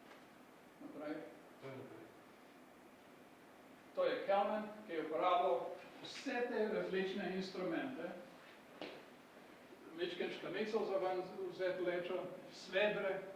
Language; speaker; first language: Slovenian; early bilingual, heritage; Slovenian